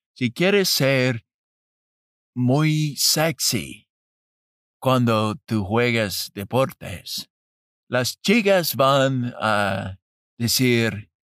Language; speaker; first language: Spanish; non-native, learner; English